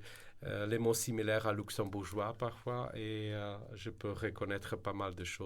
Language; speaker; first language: French; non-native, fluent; Slovenian